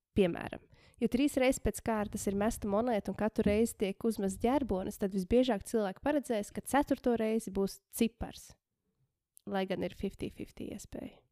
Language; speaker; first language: Latvian; native; Latvian